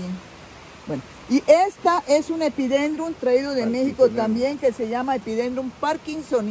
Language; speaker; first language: Spanish; native; Spanish